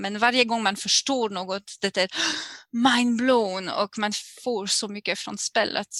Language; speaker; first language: Swedish; non-native, learner; French